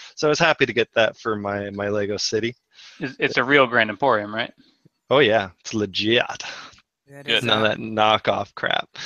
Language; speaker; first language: English; native; English